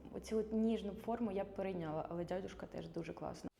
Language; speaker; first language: Ukrainian; non-native, local second language; Russian